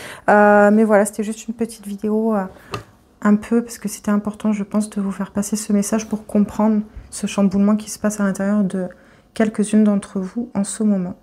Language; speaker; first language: French; native; French